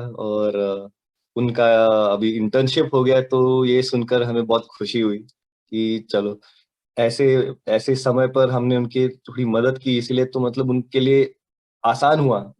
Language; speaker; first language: Hindi; non-native, local second language; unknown